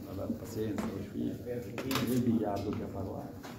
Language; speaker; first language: Italian; native; Italian